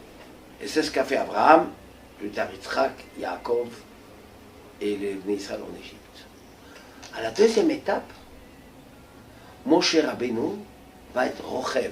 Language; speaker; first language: French; native; French